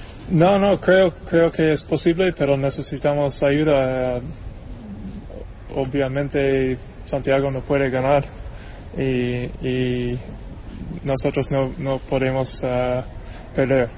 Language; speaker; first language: Spanish; non-native, fluent; English